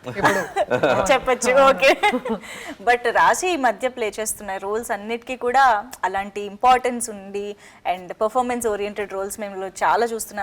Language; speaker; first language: Telugu; native; Telugu